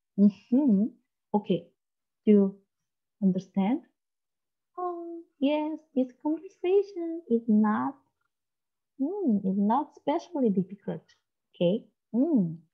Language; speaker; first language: English; non-native, learner; Korean